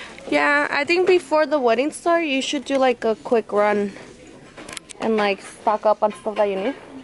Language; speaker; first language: English; early bilingual, other home language; Spanish